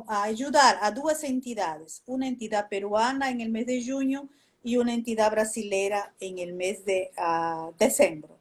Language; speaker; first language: Spanish; non-native, fluent; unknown